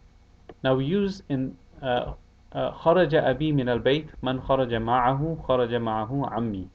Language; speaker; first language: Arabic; non-native, fluent; English